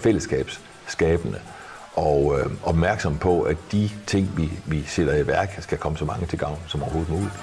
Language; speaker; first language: Danish; native; Danish